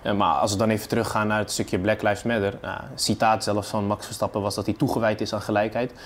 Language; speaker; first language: Dutch; early bilingual, other home language; Arabic